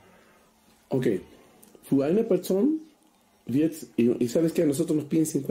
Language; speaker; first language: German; non-native, fluent; Spanish